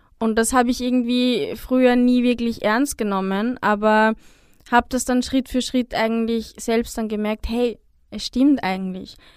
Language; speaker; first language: German; native; German